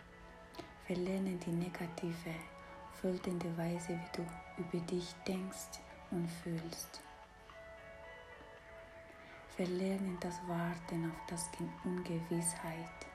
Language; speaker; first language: German; non-native, fluent; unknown